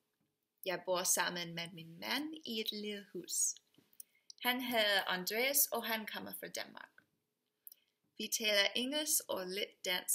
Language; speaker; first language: Danish; non-native, learner; English